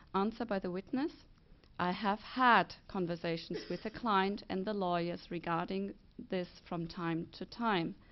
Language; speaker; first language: English; non-native, fluent; German